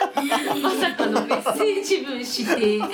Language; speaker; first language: Japanese; native; Japanese